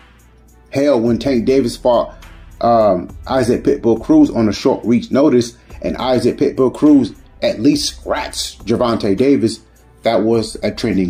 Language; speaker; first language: English; native; English